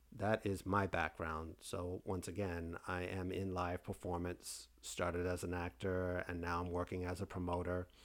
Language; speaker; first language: English; native; English